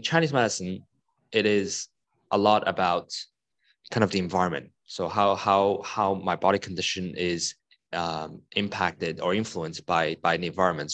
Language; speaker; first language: English; non-native, local second language; Cantonese